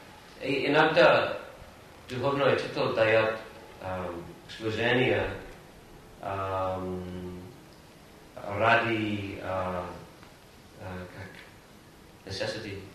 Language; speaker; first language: Russian; non-native, fluent; English